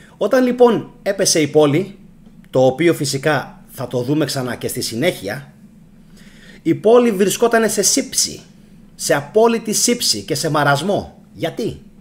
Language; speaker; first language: Greek; early bilingual, heritage; Greek